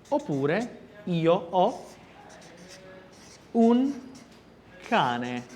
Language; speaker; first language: Italian; non-native, fluent; Portuguese